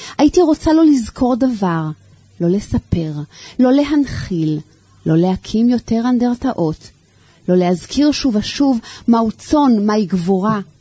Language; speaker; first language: Hebrew; native; Hebrew